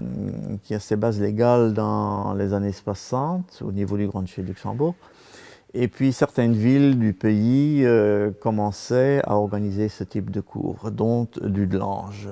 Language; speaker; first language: French; non-native, local second language; Luxembourgish